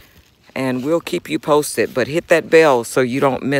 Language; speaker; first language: English; native; English